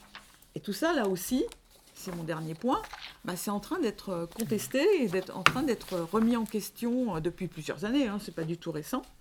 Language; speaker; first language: French; native; French